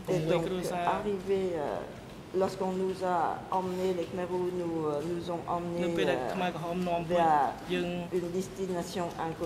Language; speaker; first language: French; non-native, local second language; Khmer